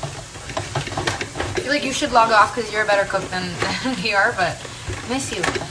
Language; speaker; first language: English; early bilingual, other home language; Italian